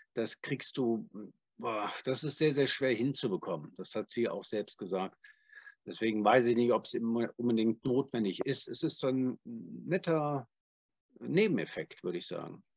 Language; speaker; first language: German; native; German